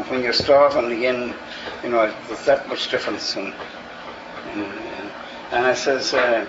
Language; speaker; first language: English; native; English